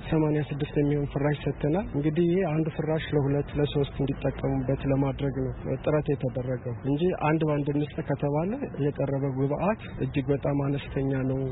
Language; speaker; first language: Amharic; native; Amharic